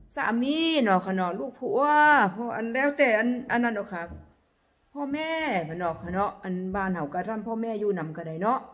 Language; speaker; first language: Northeastern Thai; non-native, local second language; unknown